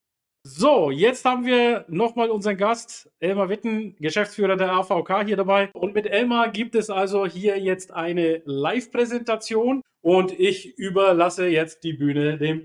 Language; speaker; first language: German; native; German